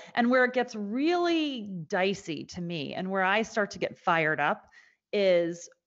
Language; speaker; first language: English; native; English